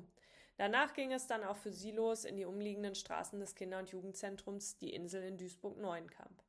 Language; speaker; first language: German; native; German